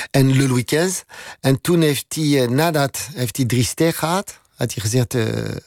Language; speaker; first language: Dutch; non-native, learner; French